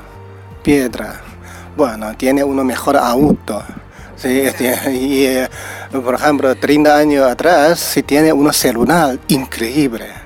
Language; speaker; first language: Spanish; non-native, learner; Chinese